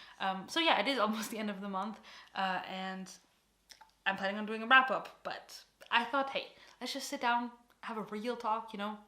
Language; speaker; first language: English; non-native, fluent; Portuguese